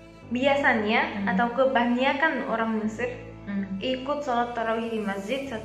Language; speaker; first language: Indonesian; non-native, fluent; Arabic